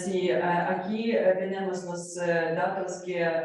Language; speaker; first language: Spanish; non-native, learner; Ukrainian